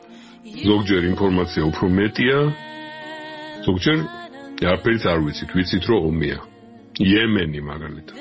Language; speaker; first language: Georgian; native; Georgian